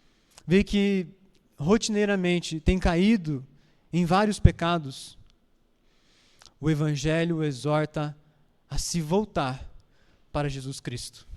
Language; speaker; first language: Portuguese; native; Portuguese